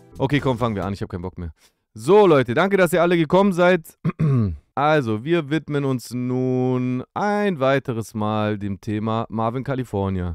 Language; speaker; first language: German; native; German